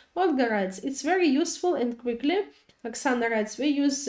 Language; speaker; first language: English; non-native, fluent; Ukrainian